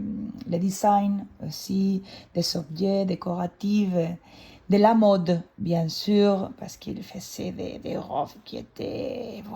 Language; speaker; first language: French; non-native, fluent; Spanish